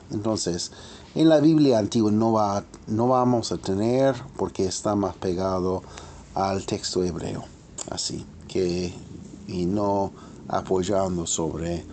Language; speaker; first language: Spanish; non-native, fluent; English